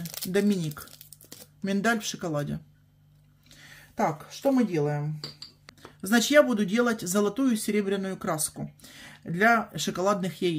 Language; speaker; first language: Russian; native; Russian